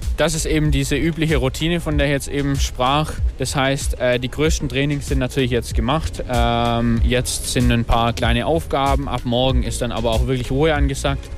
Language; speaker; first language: German; native; German